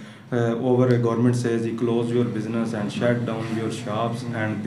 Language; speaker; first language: English; non-native, learner; Punjabi